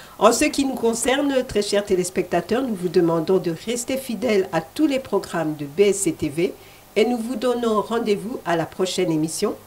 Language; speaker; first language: French; non-native, local second language; Lingala